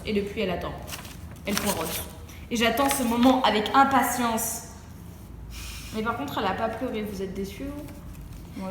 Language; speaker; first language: French; native; French